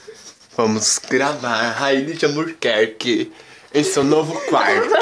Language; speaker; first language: Portuguese; native; Portuguese